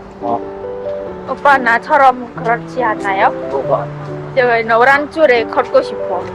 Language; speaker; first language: Korean; non-native, learner; Khmer